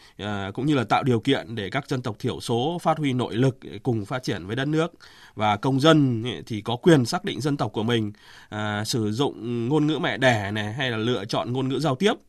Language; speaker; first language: Vietnamese; native; Vietnamese